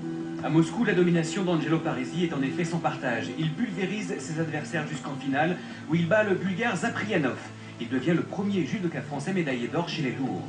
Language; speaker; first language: French; native; French